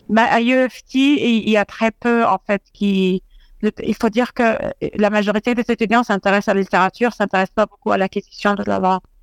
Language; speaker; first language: French; non-native, fluent; Arabic